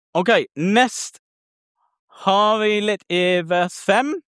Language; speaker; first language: Norwegian; non-native, learner; English